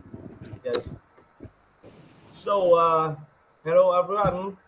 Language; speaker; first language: English; non-native, learner; Vietnamese